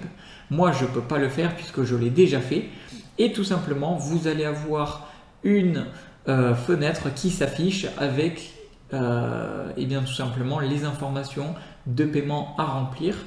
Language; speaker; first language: French; native; French